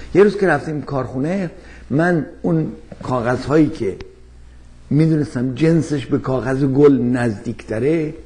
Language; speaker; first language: Persian; native; Persian